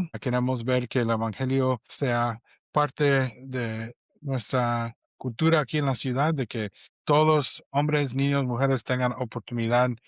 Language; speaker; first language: Spanish; non-native, fluent; English